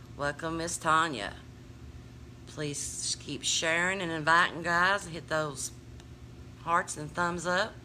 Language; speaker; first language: English; native; English